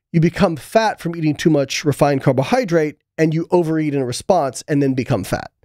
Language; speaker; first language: English; native; English